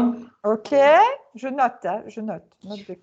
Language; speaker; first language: French; native; French